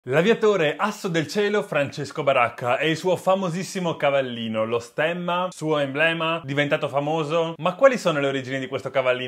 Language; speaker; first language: Italian; native; Italian